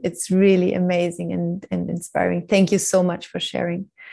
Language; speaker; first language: English; non-native, fluent; German